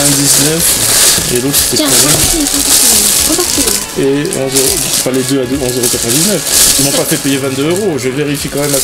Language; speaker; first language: French; native; French